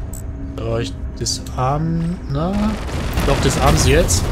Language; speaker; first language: German; native; German